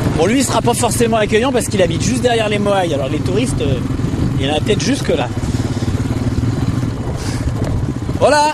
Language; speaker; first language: French; native; French